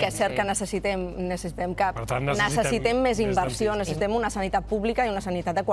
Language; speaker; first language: Catalan; native; Catalan